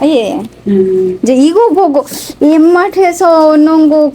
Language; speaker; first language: Korean; non-native, fluent; Bangla